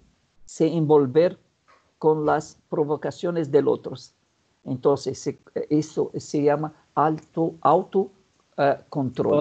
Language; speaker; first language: Spanish; non-native, fluent; Portuguese